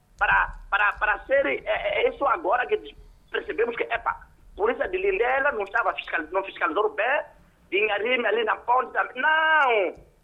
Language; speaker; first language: Portuguese; non-native, local second language; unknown